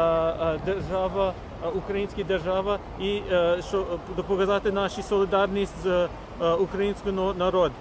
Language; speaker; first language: Ukrainian; early bilingual, heritage; Ukrainian